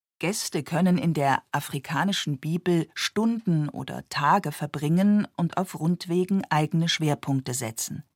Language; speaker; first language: German; native; German